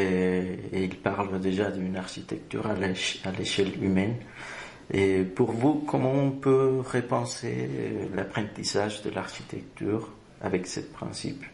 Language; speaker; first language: French; non-native, fluent; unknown